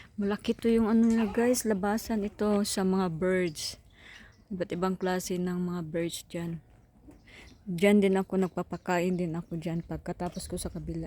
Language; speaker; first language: Filipino; non-native, local second language; Cebuano